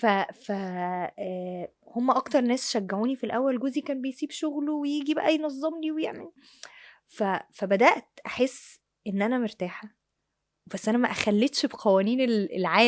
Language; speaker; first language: Arabic; native; Arabic